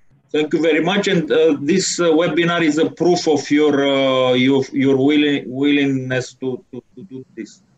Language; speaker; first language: English; non-native, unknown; Romanian